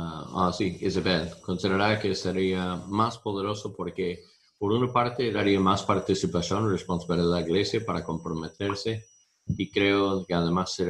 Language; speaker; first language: Spanish; non-native, learner; English